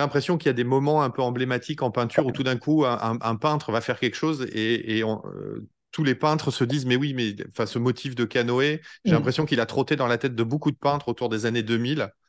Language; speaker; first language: French; native; French